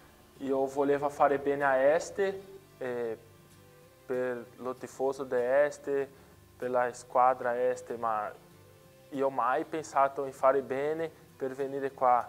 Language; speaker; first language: Italian; non-native, learner; Portuguese